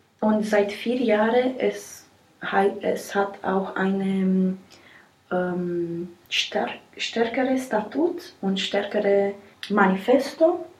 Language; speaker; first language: German; non-native, learner; Romanian